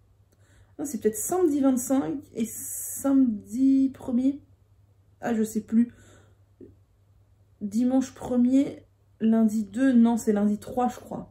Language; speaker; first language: French; native; French